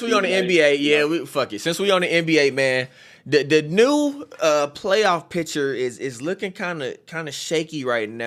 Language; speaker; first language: English; native; English